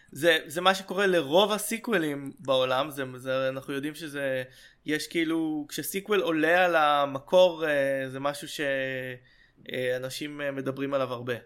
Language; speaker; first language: Hebrew; native; Hebrew